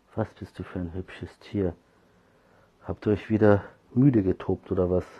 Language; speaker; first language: German; early bilingual, other home language; Turkish